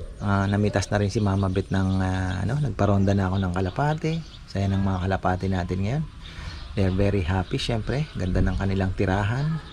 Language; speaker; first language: Filipino; non-native, local second language; Pampanga